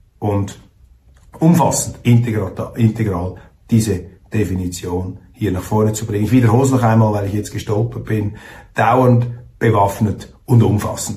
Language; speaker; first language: German; native; German